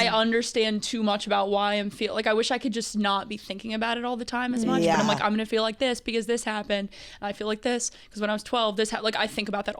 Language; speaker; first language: English; native; English